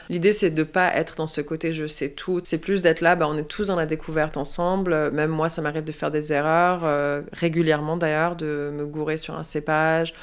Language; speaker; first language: French; native; French